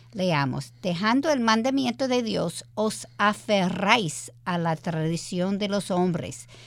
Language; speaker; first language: Spanish; early bilingual, heritage; English